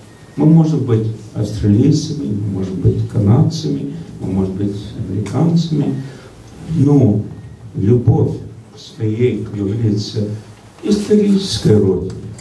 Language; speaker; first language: Russian; early bilingual, heritage; Russian